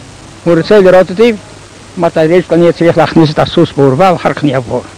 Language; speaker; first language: Hebrew; non-native, fluent; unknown